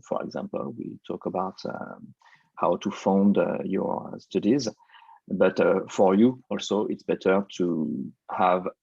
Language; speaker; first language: English; non-native, fluent; French